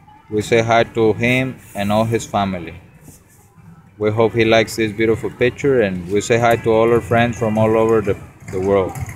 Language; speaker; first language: English; non-native, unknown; Spanish